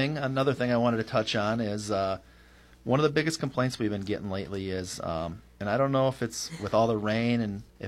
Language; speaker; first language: English; native; English